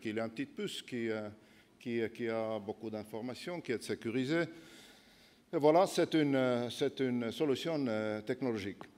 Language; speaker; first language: French; non-native, fluent; Estonian